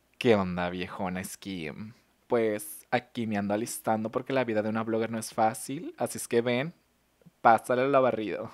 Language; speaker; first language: Spanish; native; Spanish